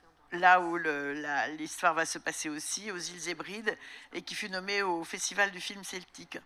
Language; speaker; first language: French; native; French